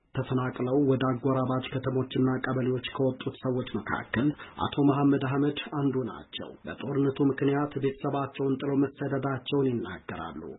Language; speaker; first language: Amharic; native; Amharic